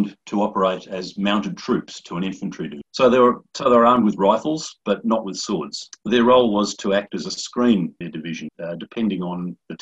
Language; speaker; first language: English; native; English